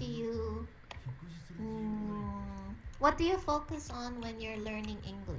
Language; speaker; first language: English; early bilingual, other home language; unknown